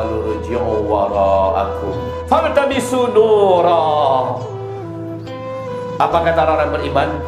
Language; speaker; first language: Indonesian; native; Indonesian